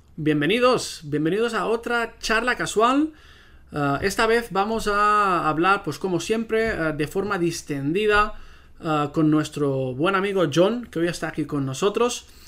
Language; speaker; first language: Spanish; non-native, local second language; Catalan